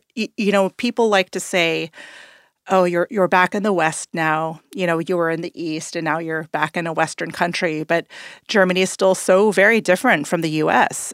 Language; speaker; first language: English; native; English